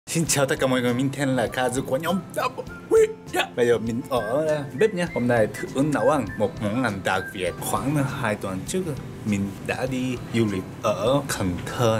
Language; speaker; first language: Vietnamese; non-native, learner; Japanese